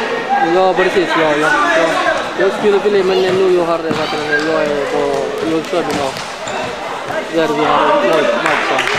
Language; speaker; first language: Swedish; non-native, learner; Somali